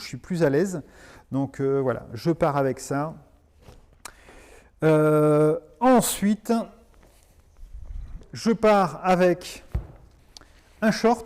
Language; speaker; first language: French; native; French